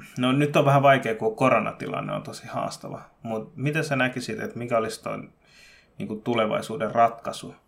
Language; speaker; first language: Finnish; early bilingual, other home language; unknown